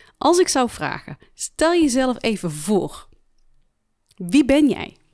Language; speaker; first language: Dutch; early bilingual, other home language; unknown